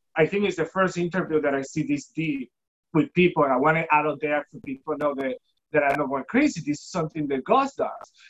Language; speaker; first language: English; non-native, fluent; Spanish